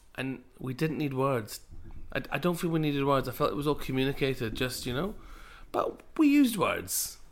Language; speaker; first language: English; native; English